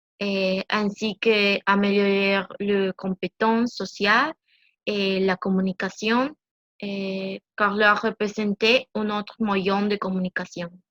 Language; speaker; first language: French; non-native, learner; Spanish